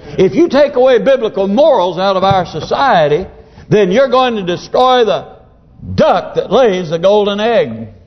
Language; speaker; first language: English; native; English